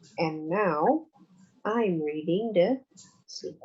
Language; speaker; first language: English; non-native, local second language; Indonesian